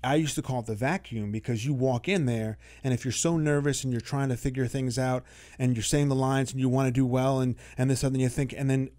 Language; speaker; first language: English; native; English